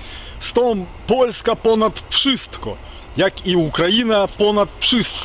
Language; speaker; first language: Polish; non-native, learner; Ukrainian